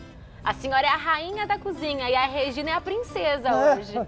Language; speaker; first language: Portuguese; native; Portuguese